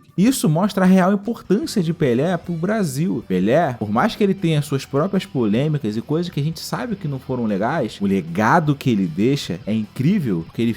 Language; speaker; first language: Portuguese; native; Portuguese